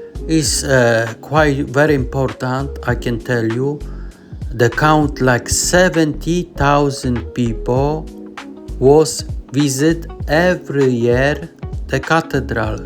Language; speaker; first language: English; non-native, learner; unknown